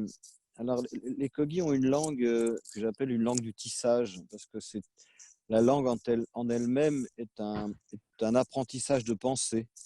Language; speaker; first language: French; native; French